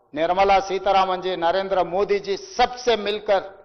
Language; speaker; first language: Hindi; non-native, local second language; Telugu